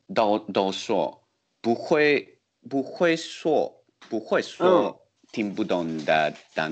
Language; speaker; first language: Chinese; non-native, learner; Japanese